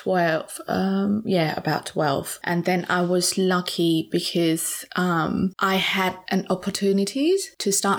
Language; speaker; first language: English; non-native, fluent; Thai